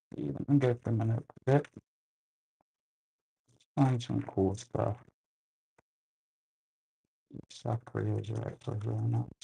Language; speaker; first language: English; native; English